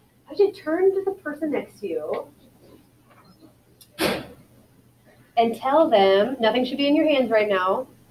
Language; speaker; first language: English; native; English